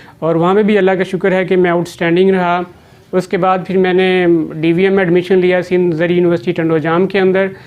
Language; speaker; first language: Urdu; non-native, local second language; Pahari-Potwari